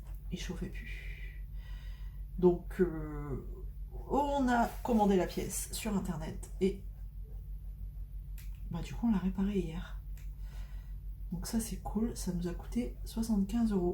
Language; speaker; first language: French; native; French